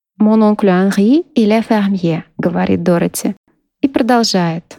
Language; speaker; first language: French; non-native, fluent; Russian